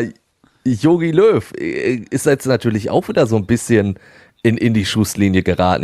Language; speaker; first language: German; native; German